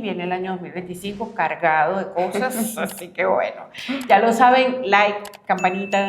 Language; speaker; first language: Spanish; native; Spanish